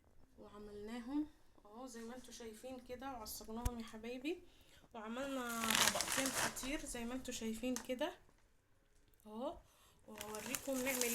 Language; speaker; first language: Arabic; native; Arabic